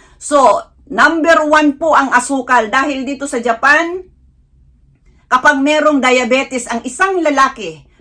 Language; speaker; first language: Filipino; non-native, local second language; Iloko